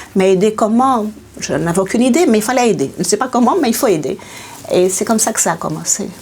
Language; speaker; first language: French; native; French